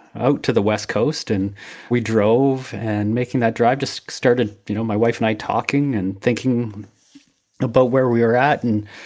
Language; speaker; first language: English; native; English